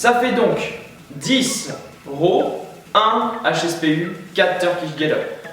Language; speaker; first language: French; native; French